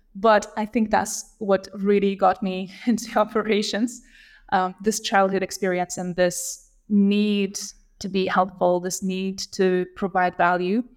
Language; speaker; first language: English; non-native, fluent; Lithuanian